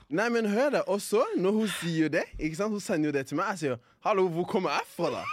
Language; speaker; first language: Norwegian; early bilingual, other home language; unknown